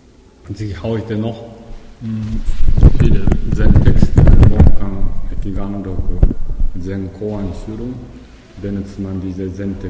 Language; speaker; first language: German; non-native, learner; Japanese